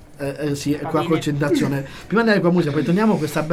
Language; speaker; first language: Italian; native; Italian